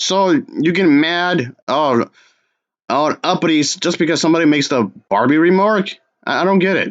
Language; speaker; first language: English; native; English